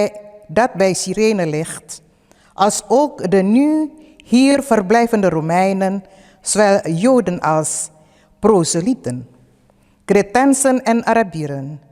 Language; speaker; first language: Dutch; early bilingual, other home language; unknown